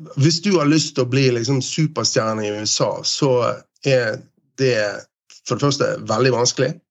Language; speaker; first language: Norwegian; native; Norwegian